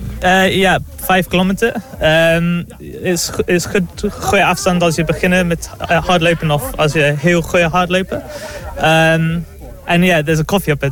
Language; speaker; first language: Dutch; non-native, learner; English